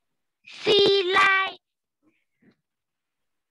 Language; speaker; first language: English; non-native, learner; Vietnamese